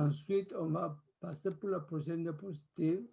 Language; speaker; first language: French; non-native, fluent; Spanish